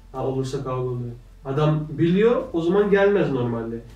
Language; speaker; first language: Turkish; early bilingual, heritage; Turkish